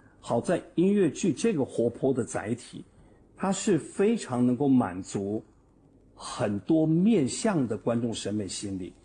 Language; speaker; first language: Chinese; native; Chinese